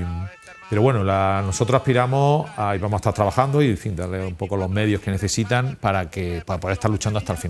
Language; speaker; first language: Spanish; native; Spanish